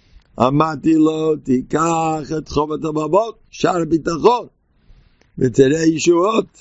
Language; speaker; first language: Hebrew; non-native, fluent; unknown